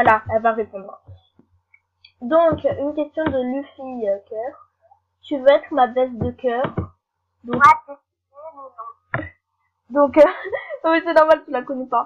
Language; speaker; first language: French; native; French